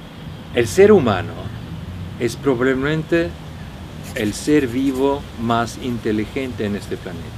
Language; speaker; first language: Spanish; non-native, fluent; Norwegian